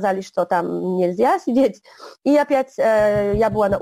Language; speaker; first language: Russian; non-native, learner; Polish